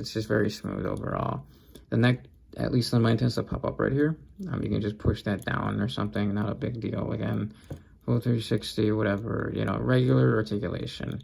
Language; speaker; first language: English; native; English